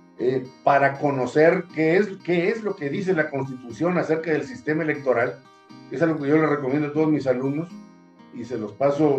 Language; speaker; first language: Spanish; native; Spanish